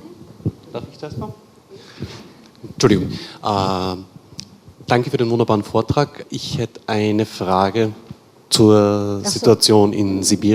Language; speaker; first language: German; native; German